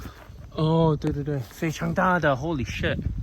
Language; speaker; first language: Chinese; non-native, learner; English